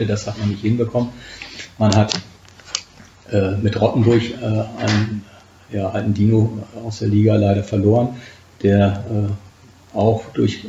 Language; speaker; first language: German; native; German